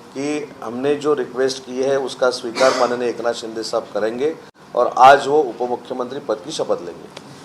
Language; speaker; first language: Hindi; non-native, local second language; Marathi